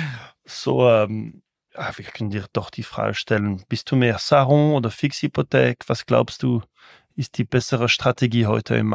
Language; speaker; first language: German; non-native, local second language; French